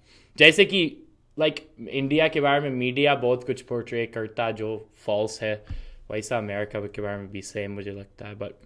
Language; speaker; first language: Hindi; non-native, fluent; English